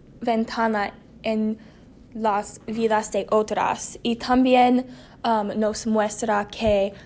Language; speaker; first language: Spanish; non-native, learner; English